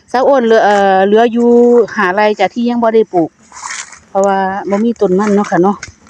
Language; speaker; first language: Thai; native; Thai